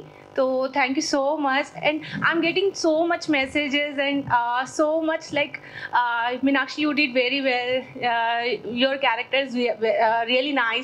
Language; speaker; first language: Telugu; non-native, fluent; Hindi